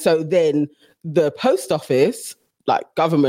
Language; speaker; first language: English; native; English